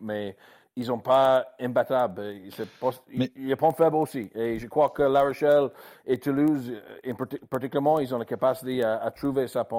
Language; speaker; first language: French; non-native, learner; English